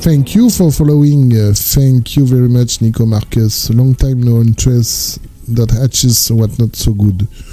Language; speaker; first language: English; non-native, learner; French